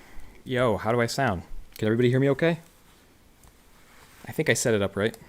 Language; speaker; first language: English; native; English